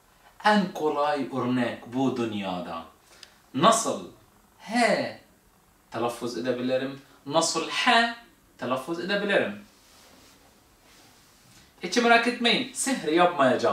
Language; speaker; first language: Turkish; non-native, fluent; Arabic